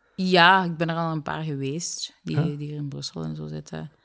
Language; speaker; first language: Dutch; early bilingual, other home language; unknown